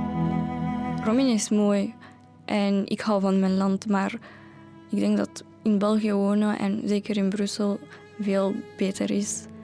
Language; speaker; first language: Dutch; early bilingual, other home language; Romanian